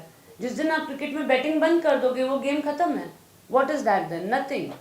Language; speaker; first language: Hindi; native; Hindi